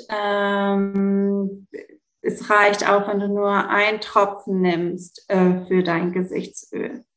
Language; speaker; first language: German; early bilingual, heritage; German